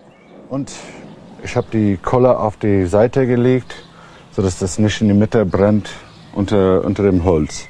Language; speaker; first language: German; non-native, fluent; English